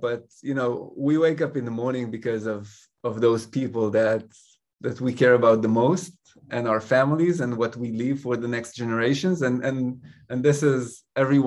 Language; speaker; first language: English; non-native, fluent; Hebrew